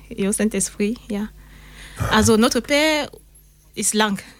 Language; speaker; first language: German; non-native, learner; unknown